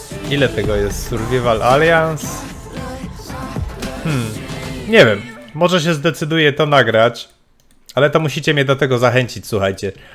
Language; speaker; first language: Polish; native; Polish